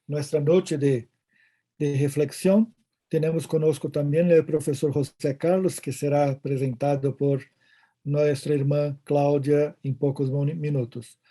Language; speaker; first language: Spanish; non-native, learner; Portuguese